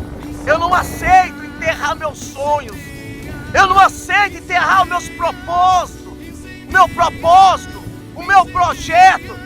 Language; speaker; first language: Portuguese; native; Portuguese